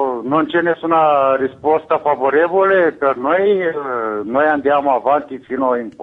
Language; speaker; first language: Italian; non-native, fluent; Romanian